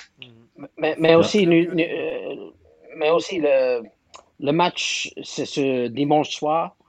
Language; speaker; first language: French; non-native, fluent; English